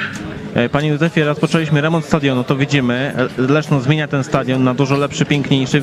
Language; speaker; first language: Polish; native; Polish